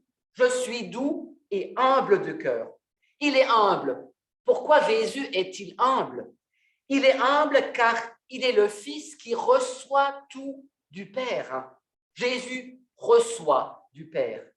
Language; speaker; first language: French; native; French